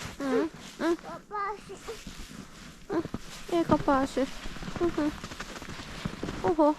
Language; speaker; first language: Finnish; non-native, learner; Thai